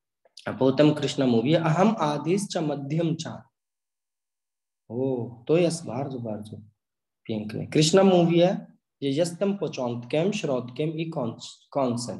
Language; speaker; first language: Polish; non-native, learner; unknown